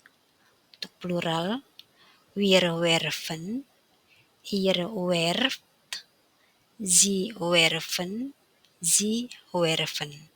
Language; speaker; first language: German; non-native, fluent; Indonesian